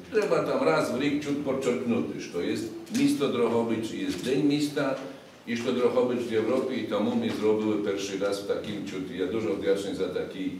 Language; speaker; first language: Polish; non-native, learner; Ukrainian